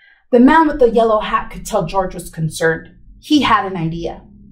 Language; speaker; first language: English; early bilingual, other home language; Spanish